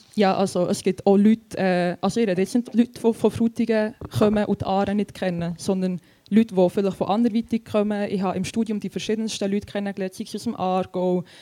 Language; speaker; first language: German; native; German